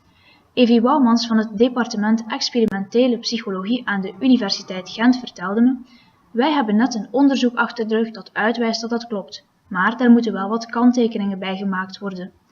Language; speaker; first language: Dutch; native; Dutch